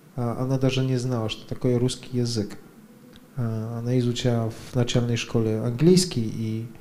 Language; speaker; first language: Russian; non-native, fluent; Polish